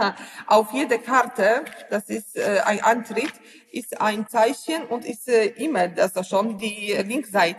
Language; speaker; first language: German; non-native, learner; Polish